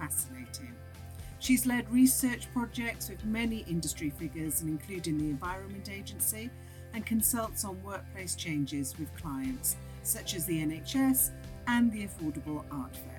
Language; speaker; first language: English; native; English